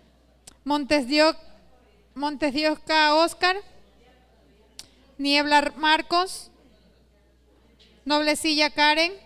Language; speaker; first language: Spanish; native; Spanish